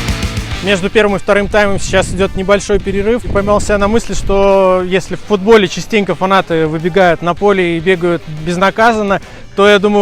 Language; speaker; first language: Russian; native; Russian